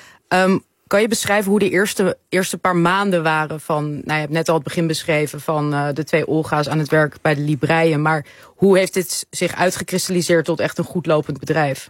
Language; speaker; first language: Dutch; native; Dutch